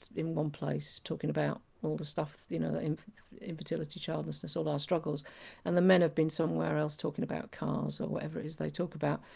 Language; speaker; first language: English; native; English